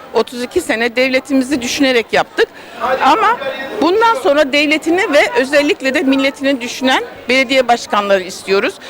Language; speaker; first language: Turkish; native; Turkish